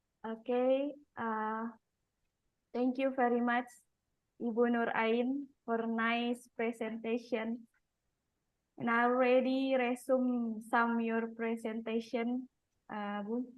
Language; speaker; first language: English; non-native, learner; Indonesian